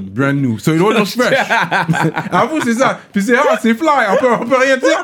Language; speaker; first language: French; native; French